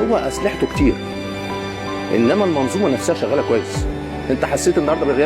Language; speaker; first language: Arabic; native; Arabic